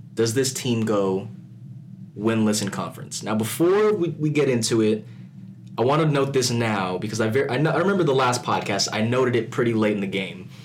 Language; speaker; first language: English; early bilingual, other home language; Filipino